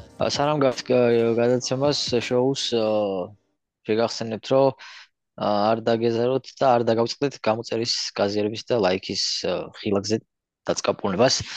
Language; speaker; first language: Georgian; native; Georgian